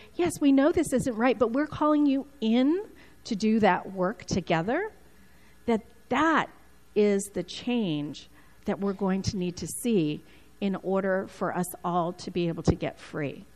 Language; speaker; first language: English; early bilingual, other home language; Spanish